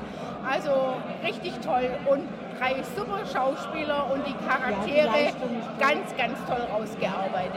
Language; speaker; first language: German; native; German